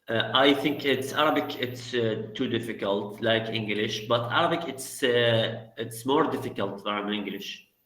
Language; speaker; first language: English; non-native, learner; Arabic